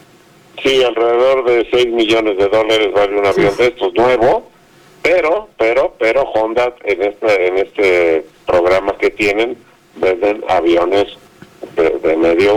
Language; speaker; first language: Spanish; native; Spanish